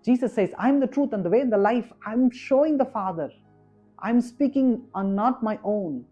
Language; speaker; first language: English; non-native, local second language; Kannada